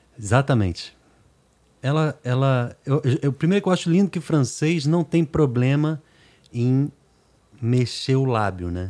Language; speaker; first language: Portuguese; native; Portuguese